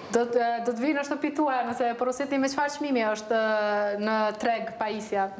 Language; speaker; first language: Albanian; native; Albanian